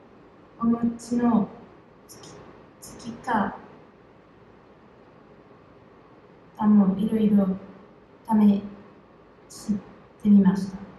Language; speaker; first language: Japanese; non-native, learner; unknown